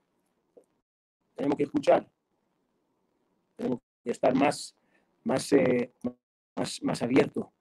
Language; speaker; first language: Spanish; non-native, fluent; Hebrew